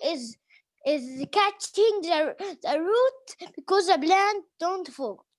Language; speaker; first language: English; non-native, learner; Arabic